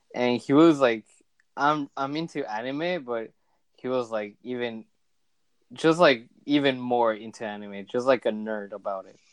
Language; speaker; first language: English; early bilingual, other home language; Spanish